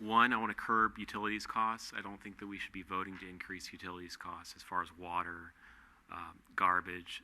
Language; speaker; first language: English; native; English